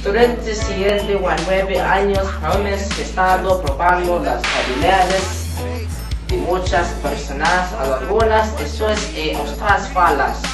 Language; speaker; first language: Spanish; non-native, learner; English